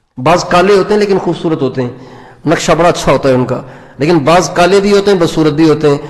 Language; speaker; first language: Urdu; non-native, local second language; Sindhi